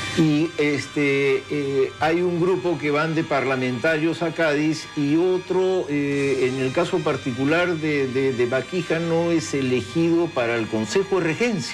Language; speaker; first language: Spanish; native; Spanish